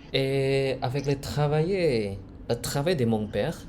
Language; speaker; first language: French; non-native, fluent; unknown